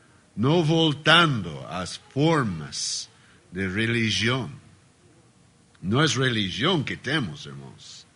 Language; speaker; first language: Spanish; non-native, learner; Portuguese